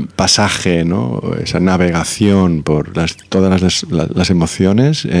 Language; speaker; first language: Spanish; native; Spanish